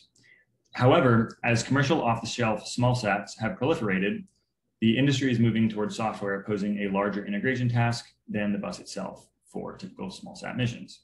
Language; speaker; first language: English; native; English